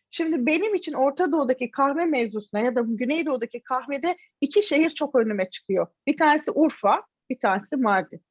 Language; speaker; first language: Turkish; native; Turkish